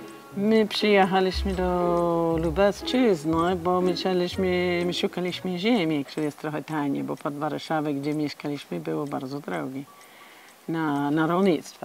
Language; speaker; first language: Polish; non-native, learner; English